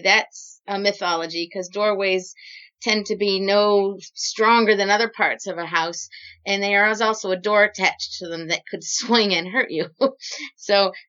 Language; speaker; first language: English; native; English